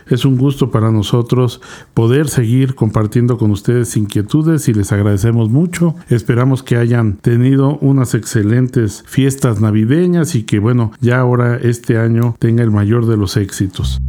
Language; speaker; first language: Spanish; native; Spanish